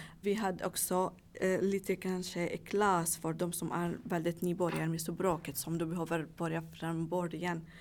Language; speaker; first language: Swedish; non-native, fluent; Arabic